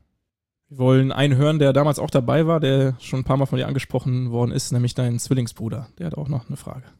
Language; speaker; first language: German; native; German